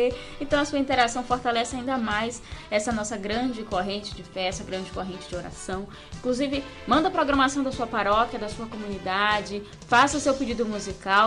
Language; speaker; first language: Portuguese; native; Portuguese